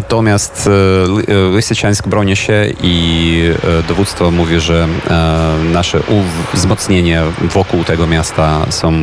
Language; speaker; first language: Polish; non-native, fluent; Ukrainian